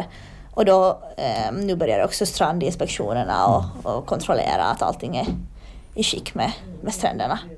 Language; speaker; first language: Swedish; native; Swedish